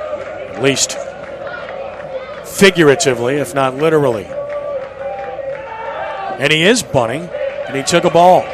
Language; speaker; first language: English; native; English